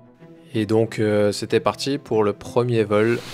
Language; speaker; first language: French; native; French